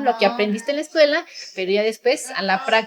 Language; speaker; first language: Spanish; native; Spanish